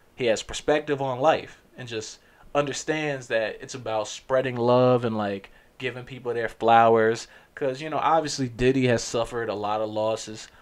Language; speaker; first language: English; native; English